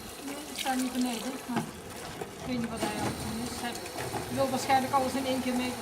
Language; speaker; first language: Dutch; native; Dutch